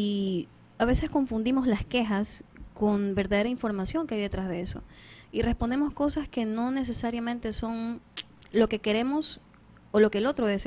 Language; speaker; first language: Spanish; native; Spanish